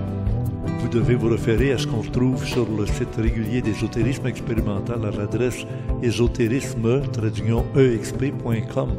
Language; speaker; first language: French; native; French